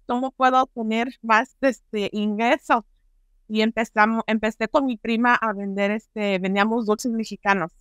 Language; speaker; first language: Spanish; early bilingual, heritage; Spanish